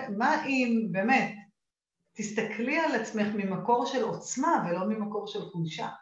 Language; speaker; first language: Hebrew; native; Hebrew